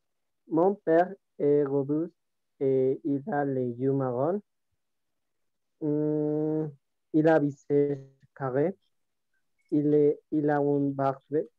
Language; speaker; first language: French; non-native, learner; Spanish